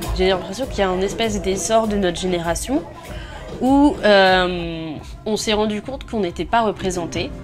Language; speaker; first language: French; early bilingual, other home language; Spanish